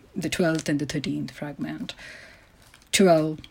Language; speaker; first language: English; non-native, local second language; Malayalam